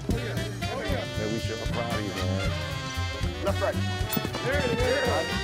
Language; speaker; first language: English; native; English